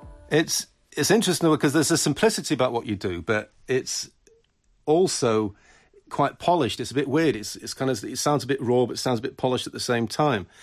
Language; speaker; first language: English; native; English